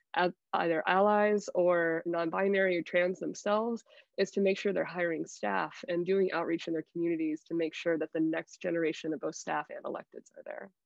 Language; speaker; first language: English; native; English